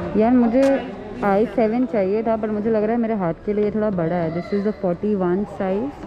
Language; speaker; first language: Hindi; native; Hindi